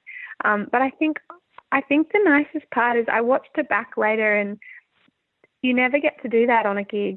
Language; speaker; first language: English; native; English